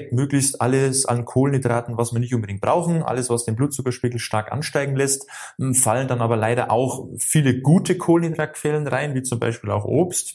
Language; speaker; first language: German; native; German